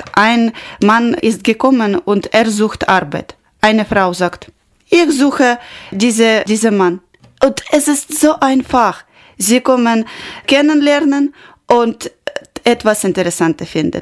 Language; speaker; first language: German; non-native, learner; Ukrainian